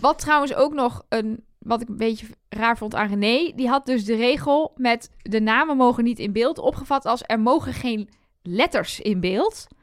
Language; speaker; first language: Dutch; native; Dutch